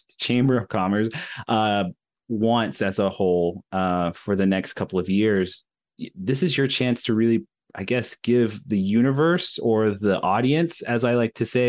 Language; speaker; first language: English; native; English